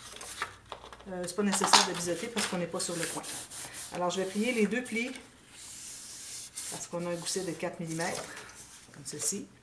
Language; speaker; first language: French; native; French